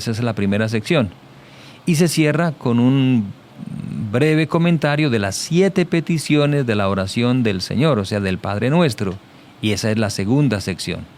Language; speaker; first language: Spanish; native; Spanish